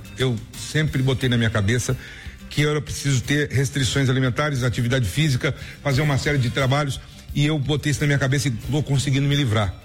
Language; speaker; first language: Portuguese; native; Portuguese